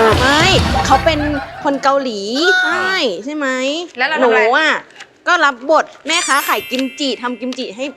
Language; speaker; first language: Thai; native; Thai